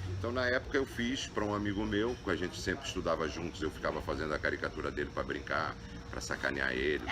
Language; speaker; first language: Portuguese; native; Portuguese